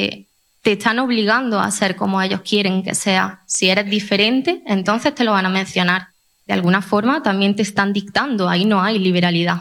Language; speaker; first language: Spanish; native; Spanish